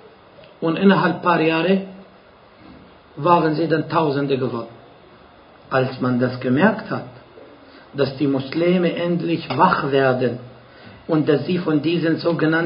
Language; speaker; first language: German; non-native, fluent; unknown